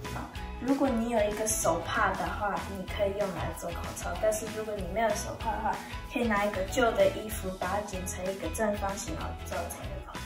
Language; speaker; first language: Chinese; early bilingual, heritage; Chinese